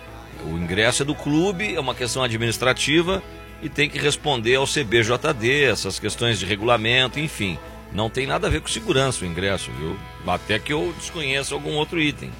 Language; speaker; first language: Portuguese; native; Portuguese